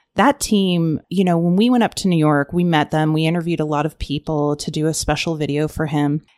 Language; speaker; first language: English; native; English